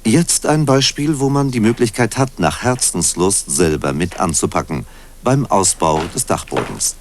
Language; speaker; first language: German; native; German